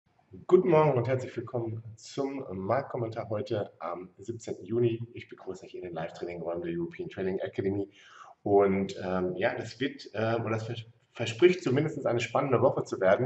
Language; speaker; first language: German; native; German